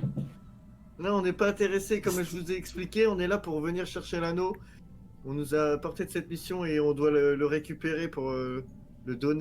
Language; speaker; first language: French; native; French